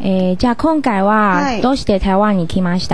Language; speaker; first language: Japanese; non-native, learner; Chinese